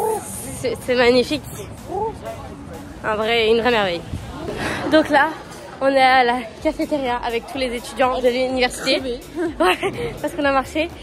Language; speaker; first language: French; native; French